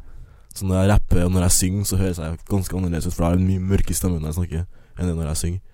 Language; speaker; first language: Norwegian; early bilingual, other home language; Akan